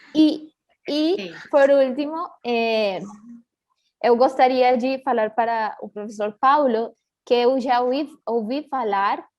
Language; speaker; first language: Portuguese; early bilingual, heritage; Portuguese